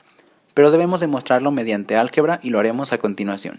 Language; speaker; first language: Spanish; native; Spanish